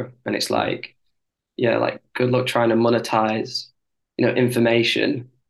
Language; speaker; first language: English; native; English